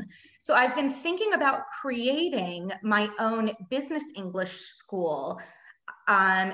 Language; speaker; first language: English; native; English